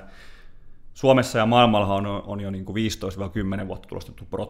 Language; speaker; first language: Finnish; native; Finnish